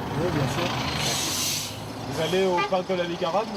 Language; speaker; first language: French; native; French